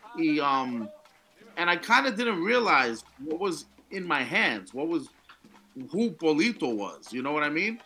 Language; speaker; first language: English; early bilingual, other home language; Spanish